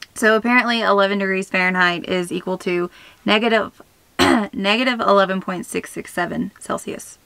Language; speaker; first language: English; native; English